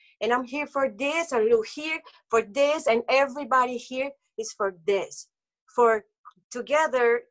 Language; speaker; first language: English; non-native, local second language; Spanish